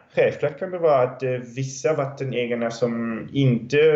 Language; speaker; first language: Swedish; non-native, fluent; German